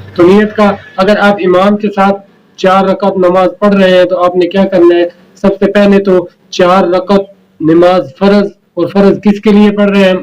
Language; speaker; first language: Urdu; native; Urdu